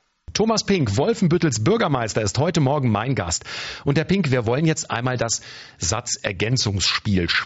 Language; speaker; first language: German; native; German